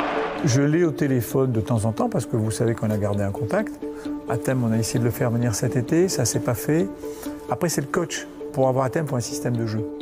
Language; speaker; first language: French; native; French